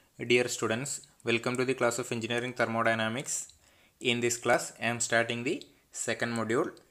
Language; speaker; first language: English; non-native, local second language; Malayalam